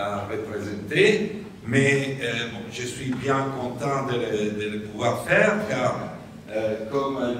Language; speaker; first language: French; non-native, fluent; Italian